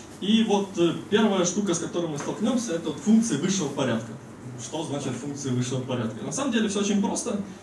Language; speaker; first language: Russian; native; Russian